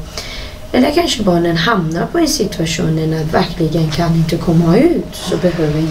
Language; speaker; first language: Swedish; non-native, fluent; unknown